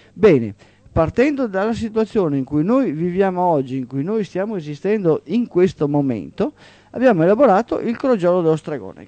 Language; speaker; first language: Italian; native; Italian